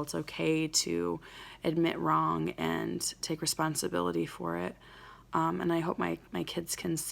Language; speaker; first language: English; native; English